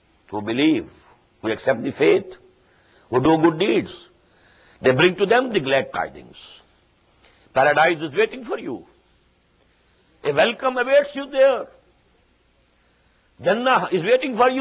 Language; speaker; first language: English; non-native, local second language; Urdu